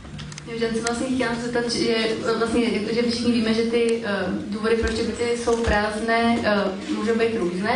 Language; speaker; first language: Czech; native; Czech